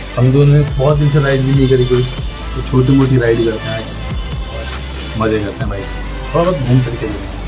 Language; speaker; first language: Hindi; native; Hindi